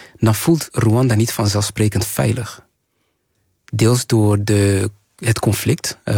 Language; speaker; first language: Dutch; early bilingual, other home language; Kinyarwanda